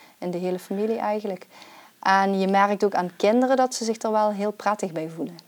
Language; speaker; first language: Dutch; native; Dutch